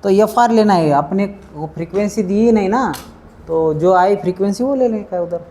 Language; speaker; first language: Hindi; non-native, local second language; Marathi